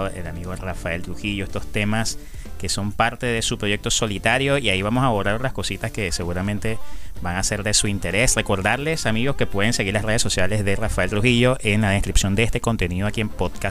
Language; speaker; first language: Spanish; native; Spanish